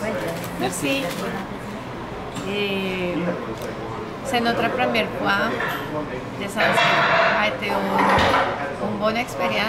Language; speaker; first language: French; non-native, learner; Spanish